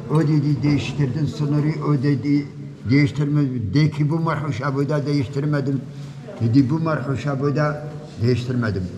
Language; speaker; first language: Turkish; non-native, local second language; Turoyo